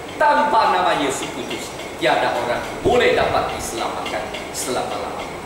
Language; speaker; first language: Malay; non-native, local second language; Chinese